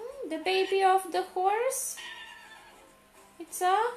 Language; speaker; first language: English; non-native, fluent; Romanian